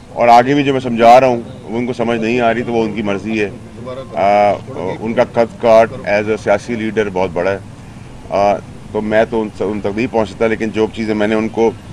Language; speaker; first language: Urdu; native; Urdu